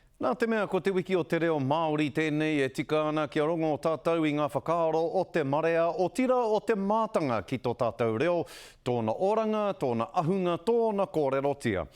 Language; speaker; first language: Māori; non-native, local second language; English